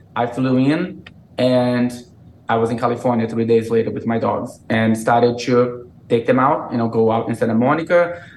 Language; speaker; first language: English; non-native, fluent; Portuguese